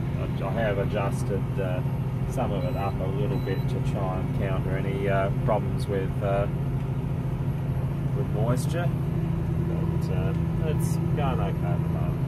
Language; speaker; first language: English; native; English